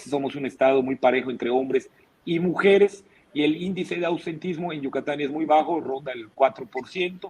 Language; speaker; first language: Spanish; native; Spanish